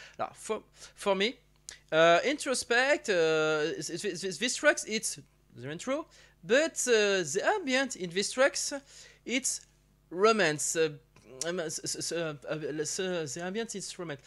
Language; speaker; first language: English; non-native, learner; French